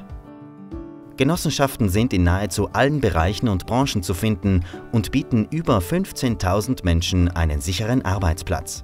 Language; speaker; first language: German; native; German